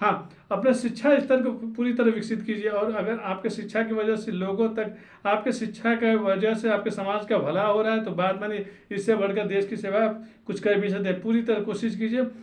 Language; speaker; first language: Hindi; native; Hindi